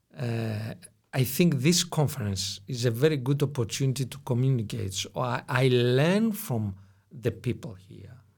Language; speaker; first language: English; non-native, fluent; Greek